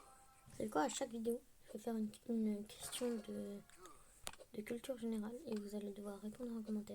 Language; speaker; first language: French; native; French